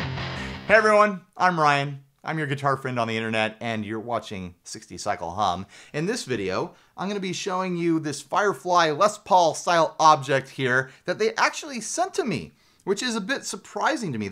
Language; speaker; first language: English; native; English